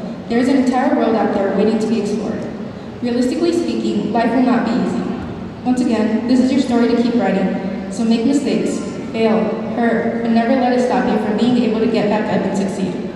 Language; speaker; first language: English; early bilingual, other home language; Spanish